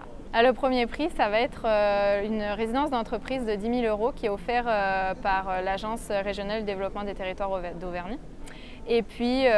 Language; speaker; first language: French; native; French